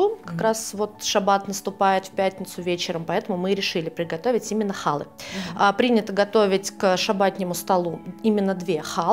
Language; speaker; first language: Russian; native; Russian